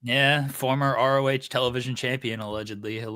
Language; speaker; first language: English; native; English